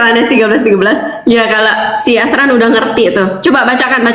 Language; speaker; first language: Indonesian; native; Indonesian